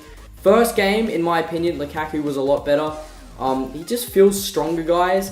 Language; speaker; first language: English; native; English